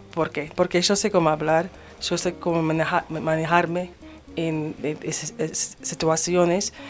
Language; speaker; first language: Spanish; non-native, learner; English